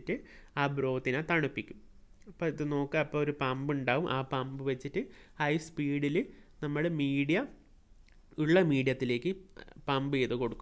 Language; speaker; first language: Malayalam; native; Malayalam